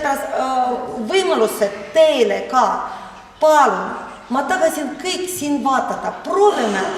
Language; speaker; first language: Estonian; non-native, learner; Russian